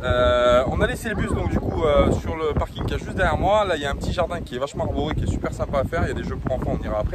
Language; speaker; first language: French; native; French